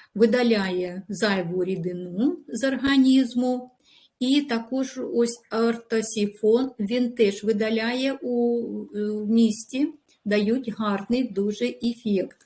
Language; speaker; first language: Ukrainian; non-native, local second language; Russian